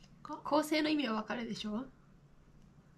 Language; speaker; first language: Japanese; native; Japanese